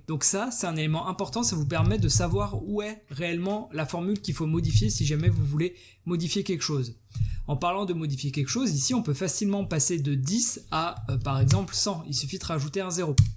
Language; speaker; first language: French; native; French